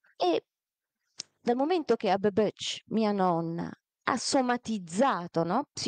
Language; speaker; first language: Italian; early bilingual, other home language; Amharic